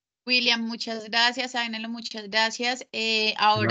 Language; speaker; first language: Spanish; native; Spanish